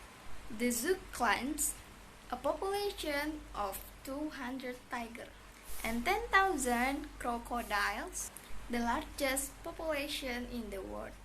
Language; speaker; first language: English; non-native, learner; Indonesian